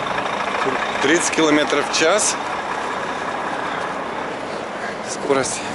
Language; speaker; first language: Russian; native; Russian